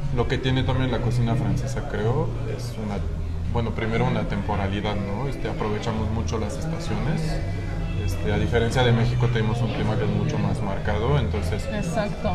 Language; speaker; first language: Spanish; non-native, fluent; French